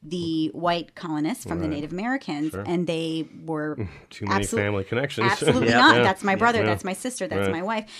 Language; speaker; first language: English; native; English